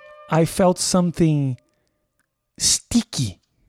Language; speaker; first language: English; non-native, fluent; Portuguese